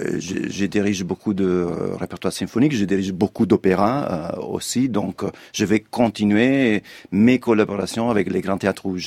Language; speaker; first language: French; non-native, fluent; Italian